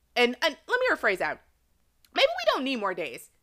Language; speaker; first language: English; native; English